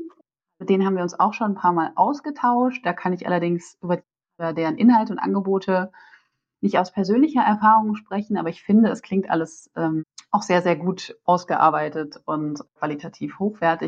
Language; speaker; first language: German; native; German